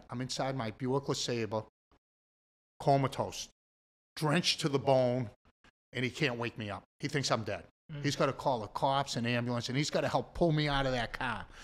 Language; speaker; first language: English; native; English